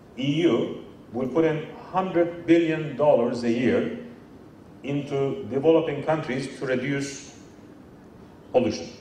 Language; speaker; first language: English; non-native, fluent; Turkish